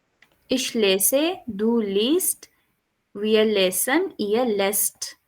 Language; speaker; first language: German; non-native, fluent; Urdu